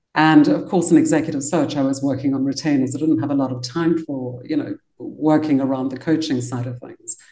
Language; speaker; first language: English; native; English